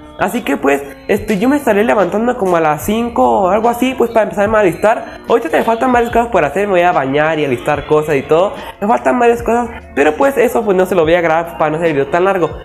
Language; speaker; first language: Spanish; early bilingual, heritage; Spanish